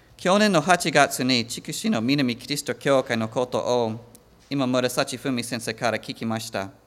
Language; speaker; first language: Japanese; non-native, fluent; English